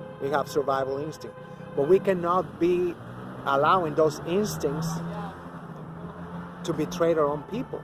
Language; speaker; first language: English; non-native, fluent; Spanish